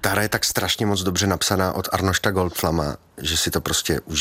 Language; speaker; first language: Czech; native; Czech